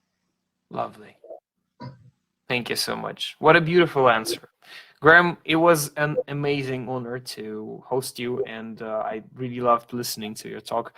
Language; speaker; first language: English; non-native, fluent; Russian